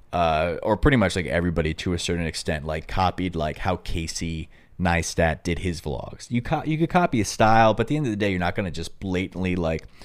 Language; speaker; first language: English; native; English